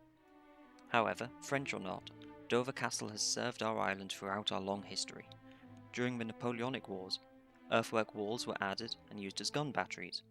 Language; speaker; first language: English; native; English